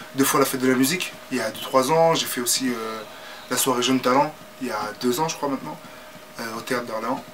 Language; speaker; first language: French; native; French